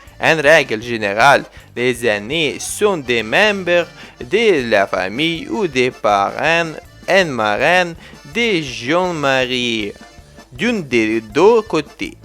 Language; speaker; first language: French; non-native, fluent; Ukrainian